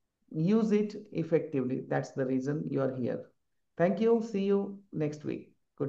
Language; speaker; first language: English; non-native, local second language; Marathi